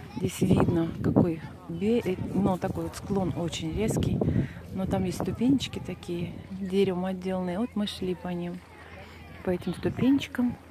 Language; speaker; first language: Russian; native; Russian